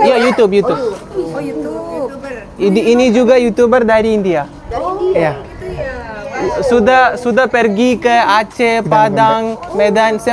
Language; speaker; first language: Indonesian; non-native, learner; Malayalam